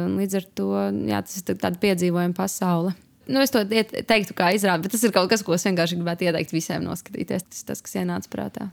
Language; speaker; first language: Latvian; native; Latvian